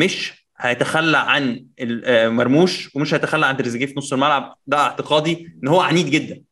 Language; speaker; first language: Arabic; native; Arabic